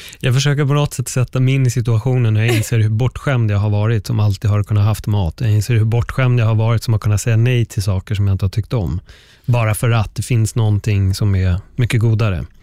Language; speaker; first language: Swedish; native; Swedish